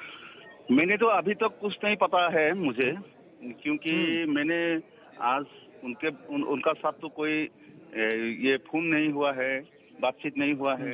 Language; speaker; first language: Hindi; non-native, local second language; Assamese